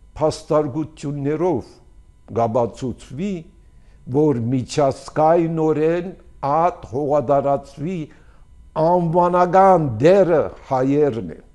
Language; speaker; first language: Armenian; early bilingual, heritage; Armenian